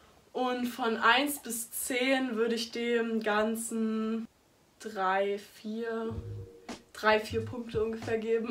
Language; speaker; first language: German; native; German